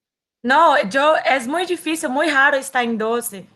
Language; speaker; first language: Spanish; non-native, learner; Portuguese